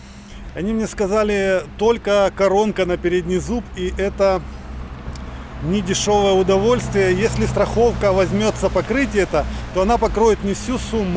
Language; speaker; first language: Russian; native; Russian